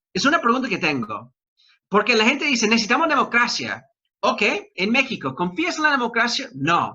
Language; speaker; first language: Spanish; non-native, fluent; English